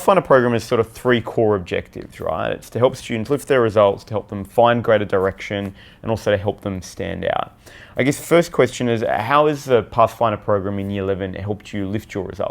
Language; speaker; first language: English; native; English